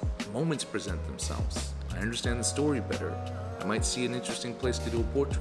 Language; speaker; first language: English; native; English